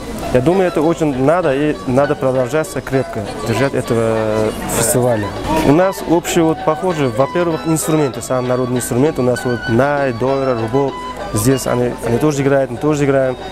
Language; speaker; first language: Russian; non-native, learner; Uzbek